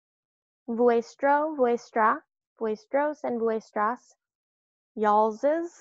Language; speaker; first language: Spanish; non-native, fluent; English